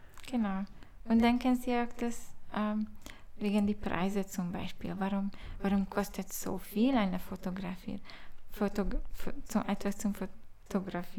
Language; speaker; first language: German; non-native, learner; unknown